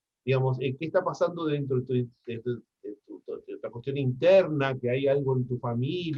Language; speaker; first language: Spanish; native; Spanish